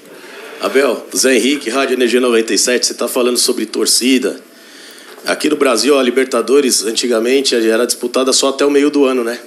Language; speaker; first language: Portuguese; native; Portuguese